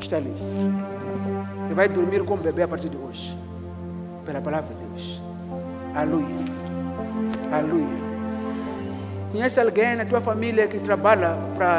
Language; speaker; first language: Portuguese; non-native, local second language; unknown